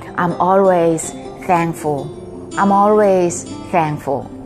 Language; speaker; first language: English; non-native, fluent; Korean